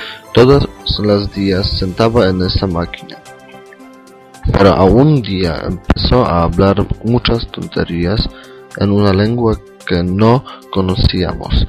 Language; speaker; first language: Spanish; non-native, learner; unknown